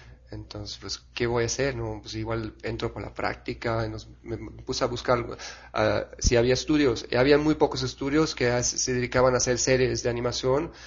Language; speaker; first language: Spanish; non-native, fluent; German